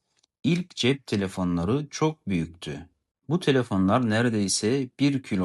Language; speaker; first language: Turkish; non-native, fluent; Kazakh